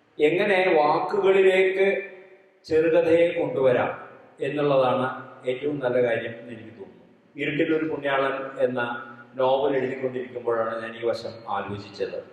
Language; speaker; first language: Malayalam; native; Malayalam